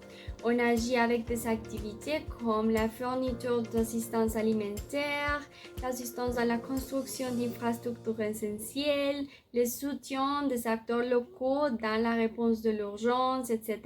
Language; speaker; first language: French; non-native, fluent; Spanish